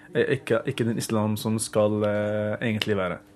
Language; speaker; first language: Norwegian; early bilingual, other home language; Arabic